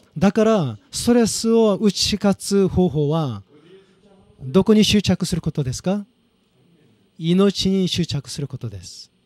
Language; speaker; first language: Japanese; non-native, fluent; Korean